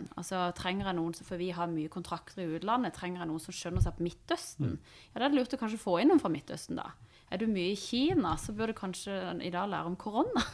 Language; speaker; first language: Norwegian; non-native, fluent; Persian